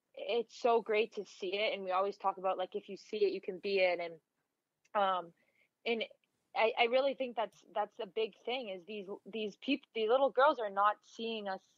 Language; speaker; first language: English; native; English